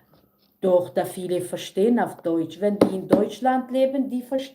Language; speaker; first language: German; non-native, learner; Kurdish